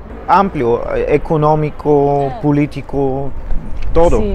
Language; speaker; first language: Spanish; non-native, fluent; Bulgarian